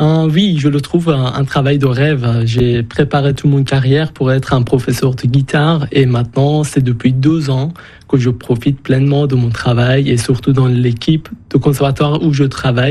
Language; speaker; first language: French; non-native, fluent; Persian